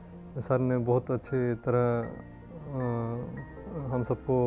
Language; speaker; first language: Hindi; non-native, local second language; Odia